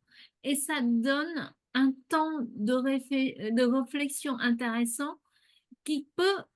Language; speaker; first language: French; non-native, fluent; Vietnamese